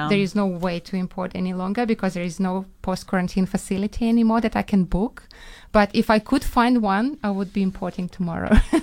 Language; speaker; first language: English; non-native, fluent; Ukrainian